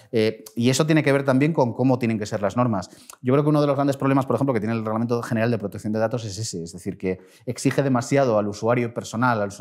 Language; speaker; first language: Spanish; native; Spanish